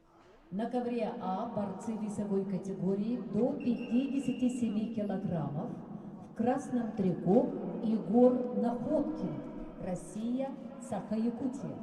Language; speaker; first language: Russian; native; Russian